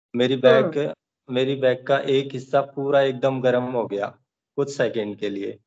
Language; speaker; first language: Hindi; native; Hindi